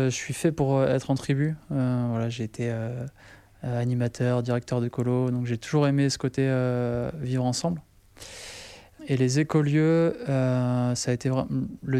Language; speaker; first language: French; native; French